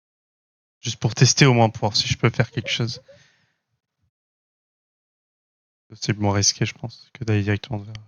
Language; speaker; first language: French; native; French